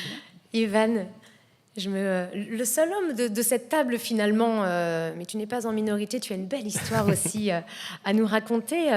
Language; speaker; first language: French; native; French